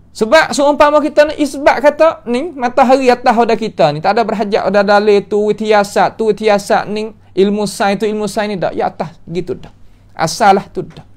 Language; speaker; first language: Malay; native; Malay